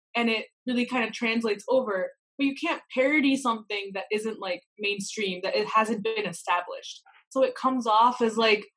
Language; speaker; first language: English; native; English